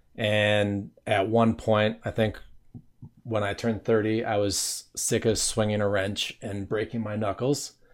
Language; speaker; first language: English; native; English